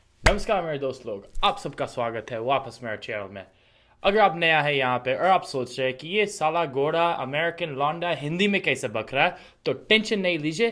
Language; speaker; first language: Hindi; non-native, fluent; English